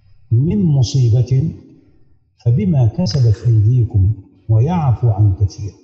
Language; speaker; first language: Arabic; native; Arabic